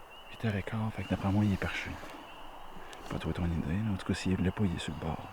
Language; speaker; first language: French; native; French